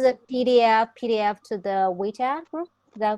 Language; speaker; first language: English; non-native, fluent; Chinese